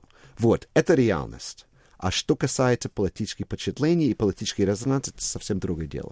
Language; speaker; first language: Russian; non-native, fluent; English